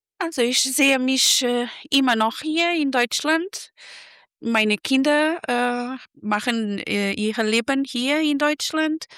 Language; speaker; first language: German; non-native, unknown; Portuguese